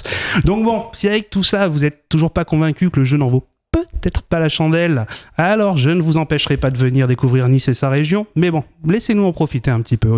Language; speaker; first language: French; native; French